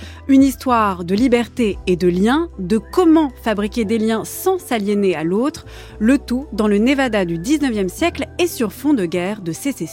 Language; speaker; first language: French; native; French